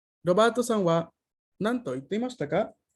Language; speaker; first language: Japanese; non-native, fluent; Spanish